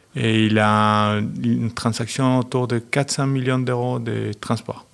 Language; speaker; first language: French; non-native, fluent; Spanish